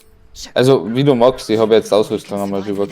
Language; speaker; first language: German; native; German